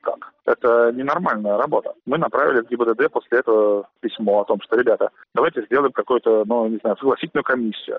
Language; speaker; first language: Russian; native; Russian